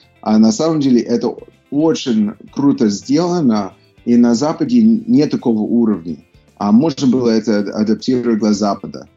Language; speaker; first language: Russian; non-native, fluent; English